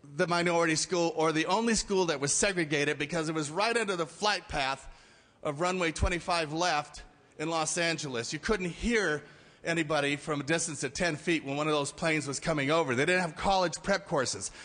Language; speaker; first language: English; native; English